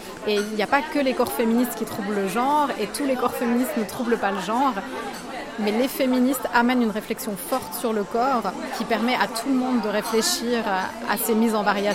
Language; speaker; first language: French; native; French